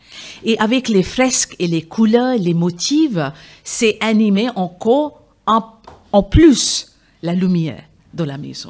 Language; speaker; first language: French; non-native, fluent; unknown